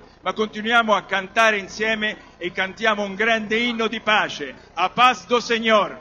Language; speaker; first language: Italian; native; Italian